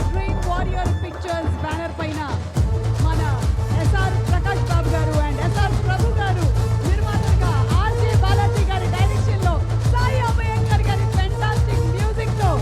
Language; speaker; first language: Telugu; native; Telugu